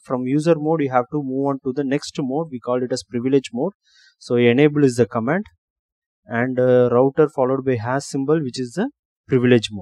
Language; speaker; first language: English; non-native, local second language; Tamil